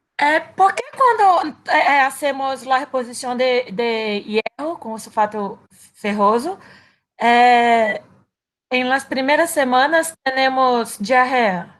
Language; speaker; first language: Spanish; non-native, learner; Portuguese